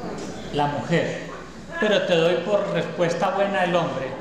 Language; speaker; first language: Spanish; native; Spanish